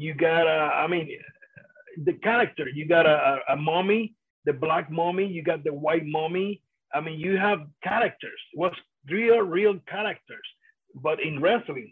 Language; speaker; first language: English; non-native, fluent; Spanish